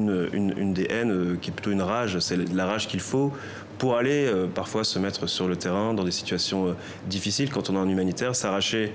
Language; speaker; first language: French; native; French